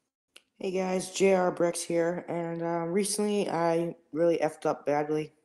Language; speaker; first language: English; native; English